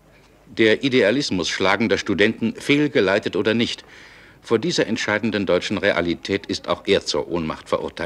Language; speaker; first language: German; native; German